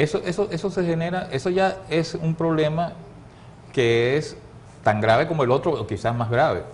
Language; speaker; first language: Spanish; native; Spanish